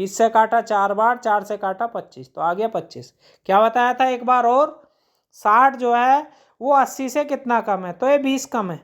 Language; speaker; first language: Hindi; native; Hindi